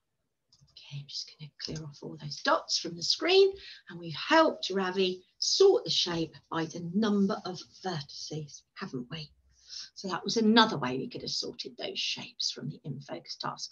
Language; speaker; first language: English; native; English